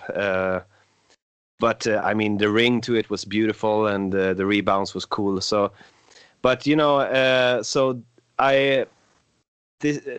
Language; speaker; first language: English; non-native, fluent; Swedish